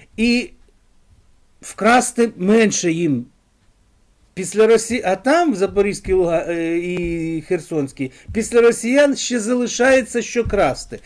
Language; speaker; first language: Ukrainian; non-native, local second language; Russian